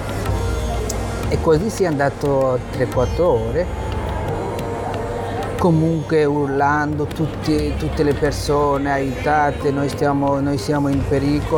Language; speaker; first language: Italian; non-native, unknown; Bangla